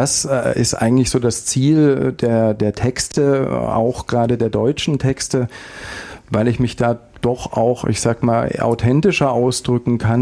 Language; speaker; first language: German; native; German